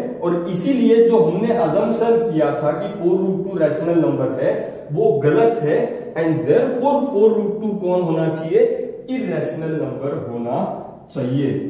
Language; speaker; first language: Hindi; native; Hindi